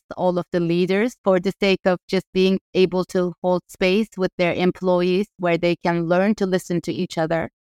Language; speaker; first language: English; non-native, fluent; Turkish